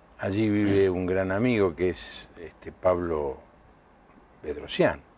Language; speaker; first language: Spanish; native; Spanish